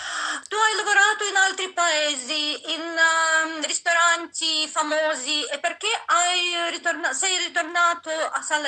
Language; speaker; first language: Italian; non-native, learner; Russian